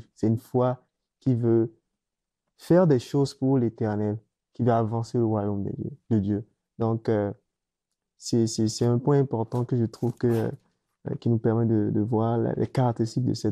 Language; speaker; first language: French; native; French